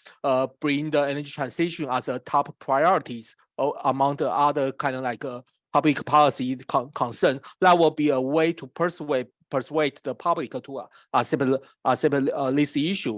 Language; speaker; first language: English; non-native, fluent; Chinese